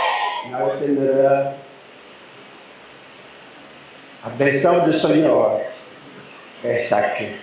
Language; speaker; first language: Portuguese; non-native, learner; Lingala